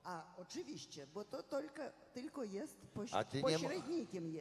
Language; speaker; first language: Polish; non-native, fluent; Russian